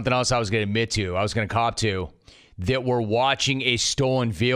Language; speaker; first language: English; native; English